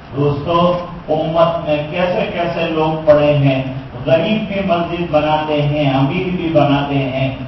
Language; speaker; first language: Urdu; non-native, local second language; Gujarati